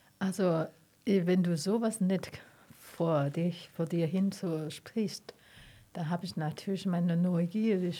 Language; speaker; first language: German; non-native, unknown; Chinese